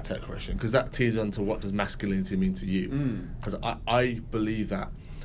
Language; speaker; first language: English; native; English